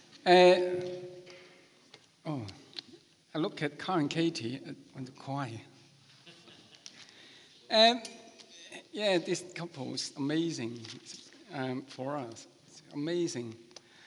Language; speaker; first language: English; non-native, learner; Chinese